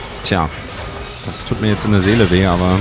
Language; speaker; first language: German; native; German